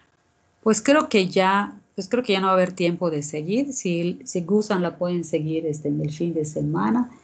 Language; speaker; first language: Spanish; native; Spanish